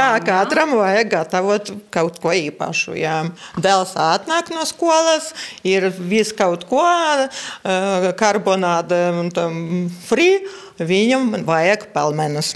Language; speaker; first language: Latvian; non-native, local second language; Russian